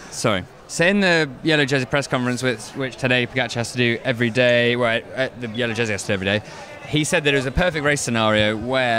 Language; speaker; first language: English; native; English